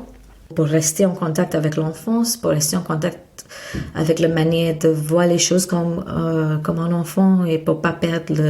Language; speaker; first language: French; non-native, fluent; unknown